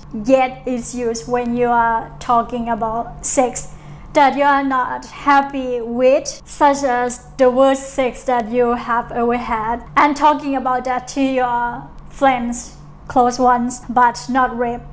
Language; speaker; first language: English; non-native, fluent; Thai